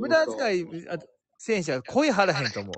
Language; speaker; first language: Japanese; native; Japanese